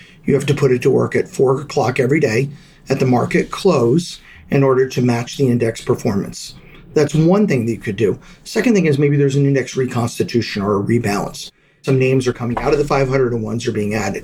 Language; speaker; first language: English; native; English